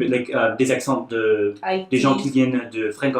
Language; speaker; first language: French; non-native, learner; English